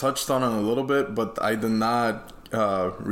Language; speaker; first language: English; non-native, fluent; Spanish